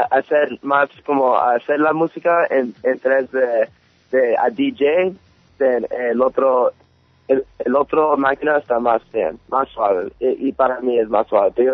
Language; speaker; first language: Spanish; early bilingual, heritage; English